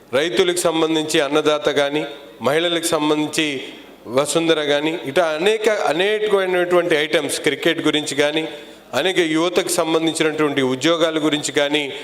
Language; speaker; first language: Telugu; non-native, local second language; Urdu